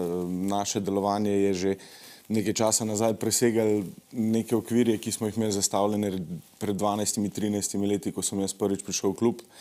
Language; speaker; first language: Slovenian; native; Slovenian